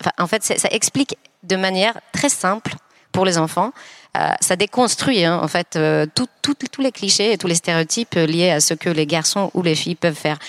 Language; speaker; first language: French; non-native, fluent; Finnish